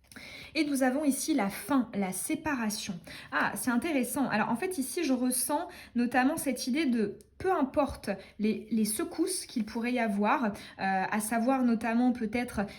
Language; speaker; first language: French; native; French